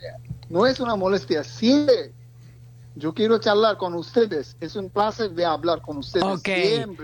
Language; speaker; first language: Spanish; non-native, learner; Bangla